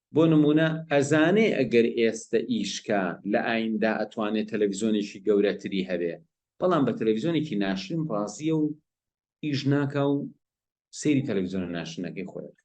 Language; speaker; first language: Central Kurdish; non-native, local second language; Gurani